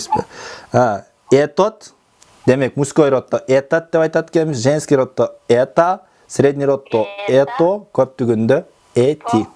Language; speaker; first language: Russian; non-native, local second language; Kyrgyz